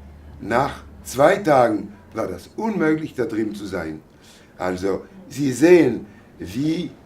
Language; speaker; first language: German; non-native, fluent; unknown